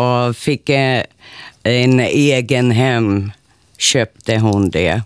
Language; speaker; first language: Swedish; non-native, local second language; Finnish